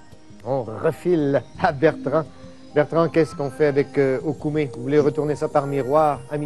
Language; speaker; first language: French; native; French